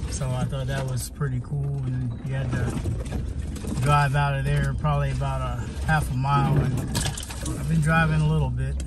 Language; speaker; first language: English; native; English